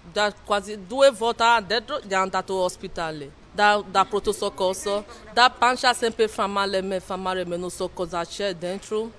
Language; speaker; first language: Italian; non-native, learner; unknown